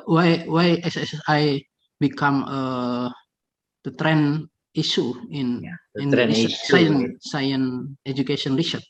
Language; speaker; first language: English; non-native, fluent; Indonesian